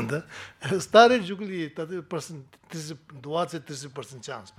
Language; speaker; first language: Russian; non-native, learner; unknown